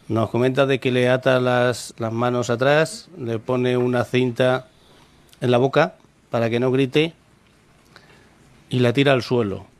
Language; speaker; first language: Spanish; native; Spanish